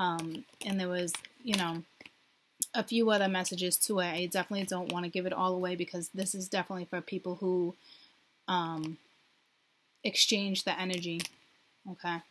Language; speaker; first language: English; native; English